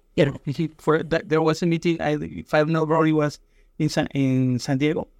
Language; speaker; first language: English; non-native, fluent; Spanish